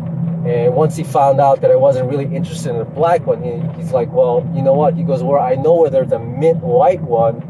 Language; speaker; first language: English; native; English